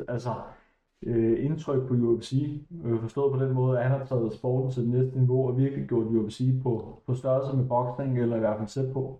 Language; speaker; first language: Danish; native; Danish